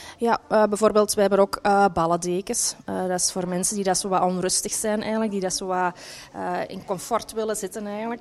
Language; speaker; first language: Dutch; native; Dutch